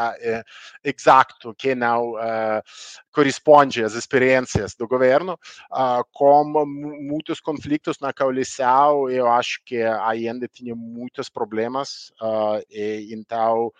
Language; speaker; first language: Portuguese; non-native, learner; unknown